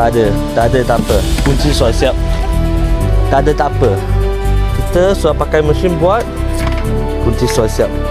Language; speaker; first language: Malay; non-native, learner; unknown